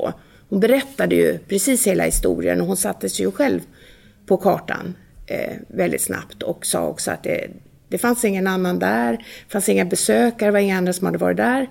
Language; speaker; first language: Swedish; native; Swedish